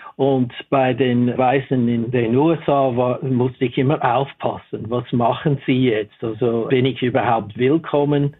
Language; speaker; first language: German; non-native, fluent; English